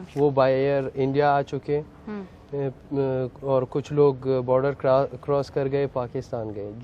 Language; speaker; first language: Hindi; non-native, fluent; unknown